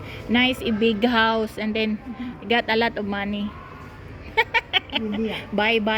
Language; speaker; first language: English; non-native, learner; Filipino